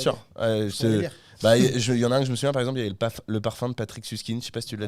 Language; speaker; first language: French; native; French